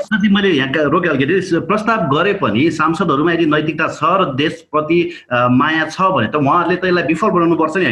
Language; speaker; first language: Nepali; native; Nepali